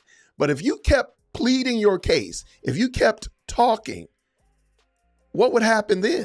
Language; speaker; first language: English; native; English